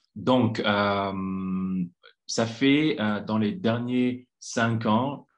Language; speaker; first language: French; non-native, local second language; Kinyarwanda